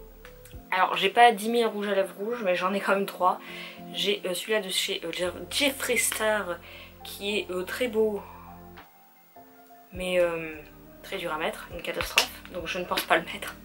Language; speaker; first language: French; native; French